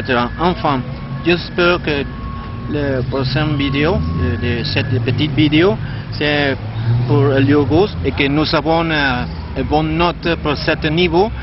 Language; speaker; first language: French; non-native, learner; Spanish